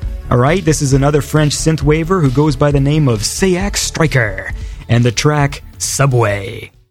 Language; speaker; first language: English; native; English